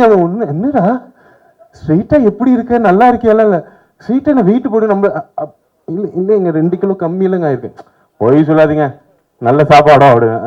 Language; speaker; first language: Tamil; native; Tamil